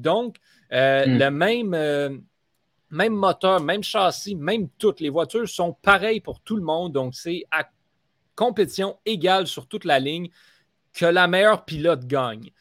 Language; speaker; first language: French; native; French